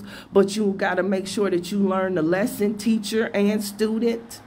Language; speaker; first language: English; native; English